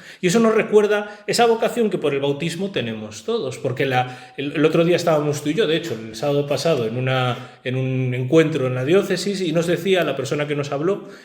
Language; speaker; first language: Spanish; native; Spanish